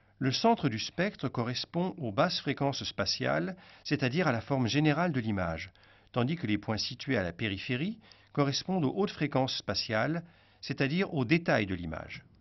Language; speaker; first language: French; native; French